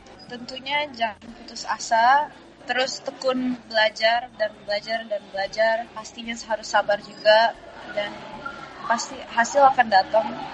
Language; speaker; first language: Indonesian; early bilingual, heritage; Indonesian